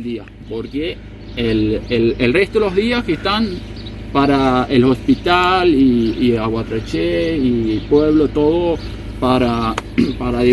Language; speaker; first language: Spanish; non-native, local second language; Plautdietsch